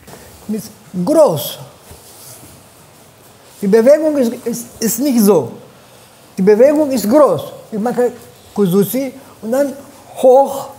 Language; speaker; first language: German; non-native, fluent; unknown